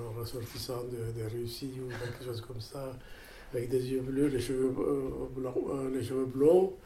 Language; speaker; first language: French; non-native, fluent; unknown